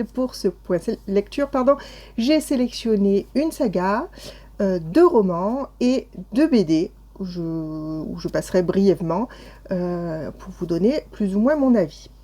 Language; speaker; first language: French; native; French